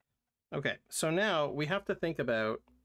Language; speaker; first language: English; native; English